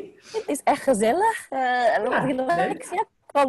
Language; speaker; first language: Dutch; non-native, learner; Indonesian